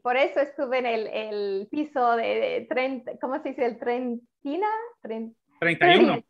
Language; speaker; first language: Spanish; non-native, fluent; Italian